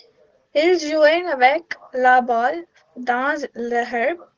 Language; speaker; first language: French; non-native, learner; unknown